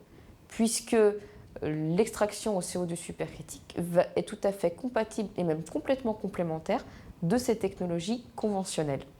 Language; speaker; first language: French; native; French